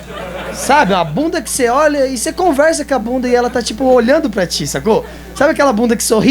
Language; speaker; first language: Portuguese; native; Portuguese